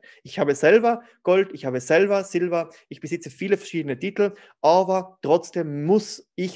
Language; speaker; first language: German; native; German